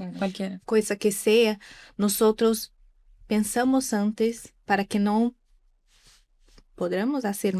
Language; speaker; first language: Spanish; non-native, learner; Portuguese